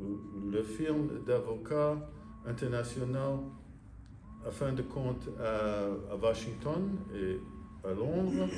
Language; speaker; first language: French; non-native, fluent; English